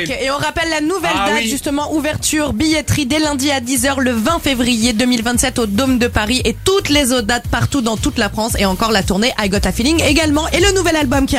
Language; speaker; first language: French; native; French